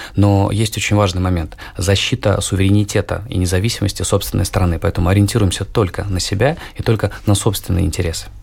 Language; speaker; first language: Russian; native; Russian